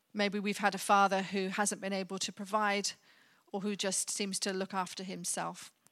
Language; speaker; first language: English; native; English